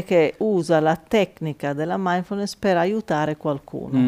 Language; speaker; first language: Italian; native; Italian